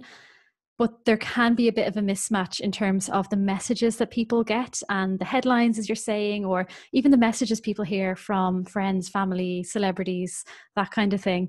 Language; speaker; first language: English; native; English